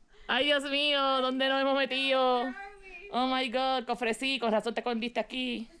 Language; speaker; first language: Spanish; native; Spanish